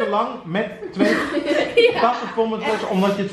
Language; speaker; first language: Dutch; native; Dutch